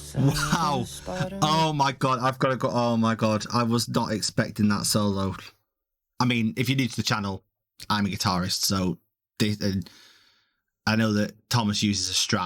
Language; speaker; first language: English; native; English